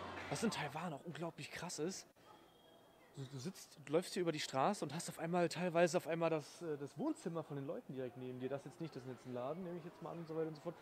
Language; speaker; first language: German; native; German